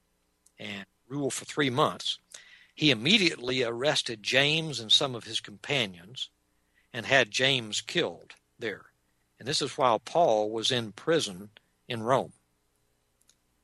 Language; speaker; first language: English; native; English